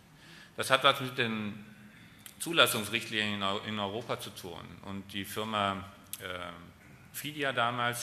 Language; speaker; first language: German; native; German